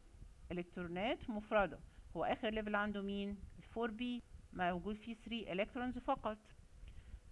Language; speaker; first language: Arabic; native; Arabic